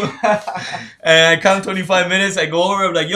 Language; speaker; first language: English; non-native, fluent; Spanish